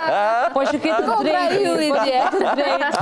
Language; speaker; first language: Albanian; native; Albanian